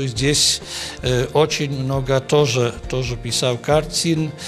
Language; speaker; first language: Russian; non-native, learner; Polish